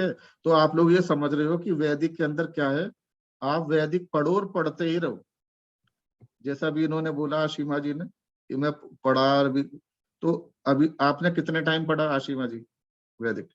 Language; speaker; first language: Hindi; native; Hindi